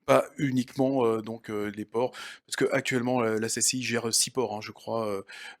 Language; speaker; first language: French; native; French